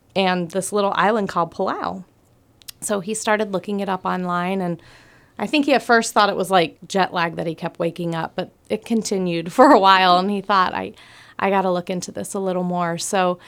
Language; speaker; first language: English; native; English